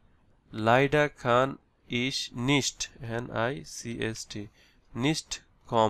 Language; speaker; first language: German; non-native, learner; Bangla